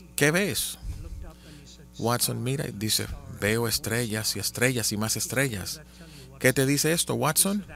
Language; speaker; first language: Spanish; non-native, fluent; Malayalam